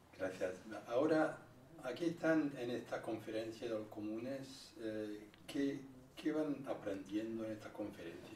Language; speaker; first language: Spanish; non-native, fluent; French